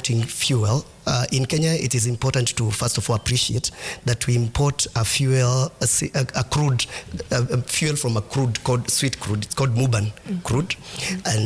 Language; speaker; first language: English; non-native, local second language; Kikuyu